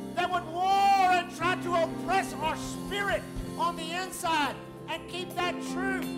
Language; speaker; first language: English; native; English